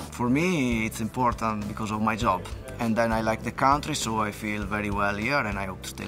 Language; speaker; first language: English; non-native, fluent; Italian